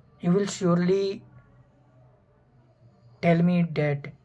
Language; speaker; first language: English; non-native, fluent; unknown